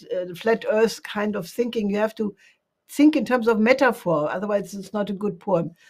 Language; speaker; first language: English; non-native, fluent; German